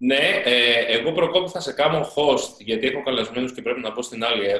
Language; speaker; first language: Greek; native; Greek